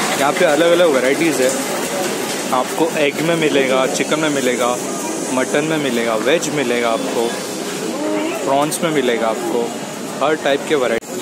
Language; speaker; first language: Hindi; non-native, local second language; Bangla